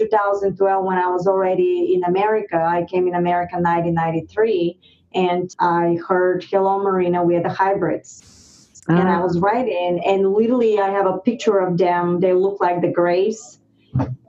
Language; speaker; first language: English; non-native, fluent; Bulgarian